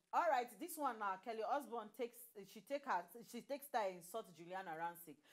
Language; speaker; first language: Nigerian Pidgin; native; Nigerian Pidgin